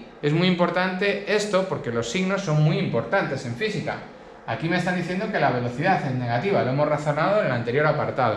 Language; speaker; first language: Spanish; native; Spanish